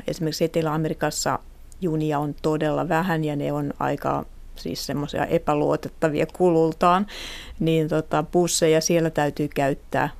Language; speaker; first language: Finnish; native; Finnish